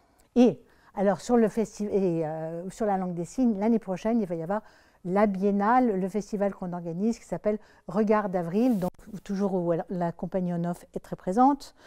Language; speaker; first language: French; native; French